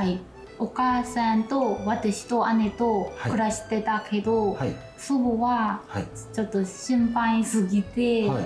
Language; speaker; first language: Japanese; non-native, learner; Burmese